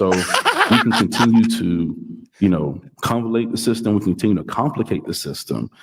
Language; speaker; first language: English; native; English